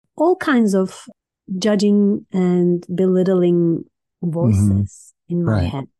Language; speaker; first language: English; non-native, fluent; Turkish